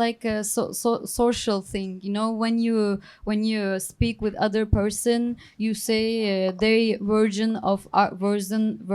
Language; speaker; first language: English; non-native, learner; Turkish